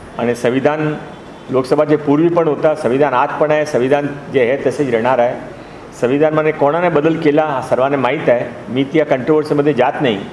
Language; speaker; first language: Marathi; non-native, local second language; Hindi